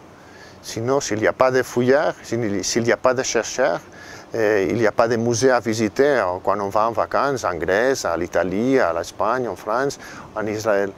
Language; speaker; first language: French; non-native, fluent; Catalan